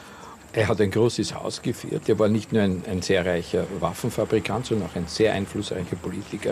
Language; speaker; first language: German; native; German